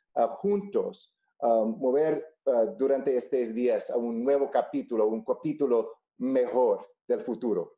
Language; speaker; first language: Spanish; non-native, local second language; English